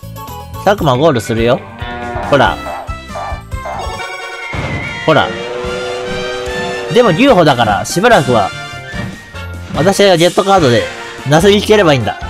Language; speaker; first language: Japanese; native; Japanese